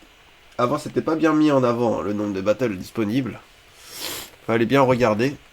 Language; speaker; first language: French; native; French